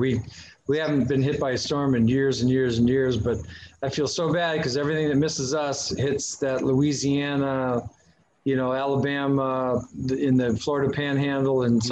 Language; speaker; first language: English; native; English